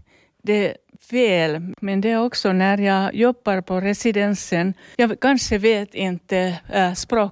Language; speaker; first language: Swedish; non-native, local second language; Finnish